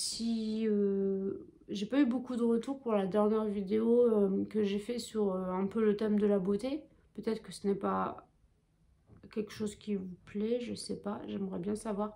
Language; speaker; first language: French; native; French